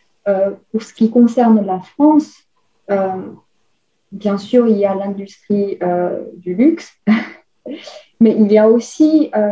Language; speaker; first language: French; non-native, fluent; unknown